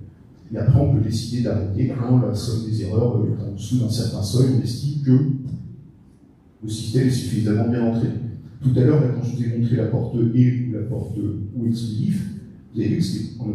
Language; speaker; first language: French; native; French